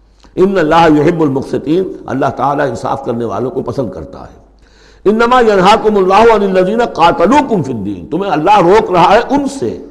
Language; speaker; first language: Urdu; native; Urdu